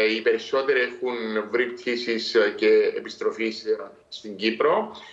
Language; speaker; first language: Greek; native; Greek